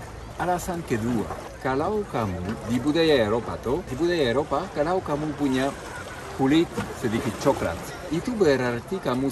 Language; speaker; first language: Indonesian; non-native, fluent; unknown